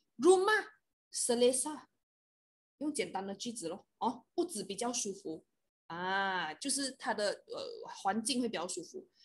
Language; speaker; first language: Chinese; native; Chinese